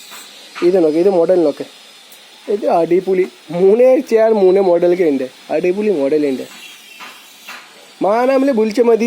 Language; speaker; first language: Malayalam; non-native, learner; Hindi